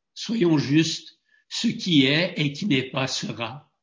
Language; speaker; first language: French; native; French